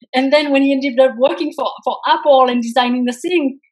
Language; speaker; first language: English; non-native, fluent; French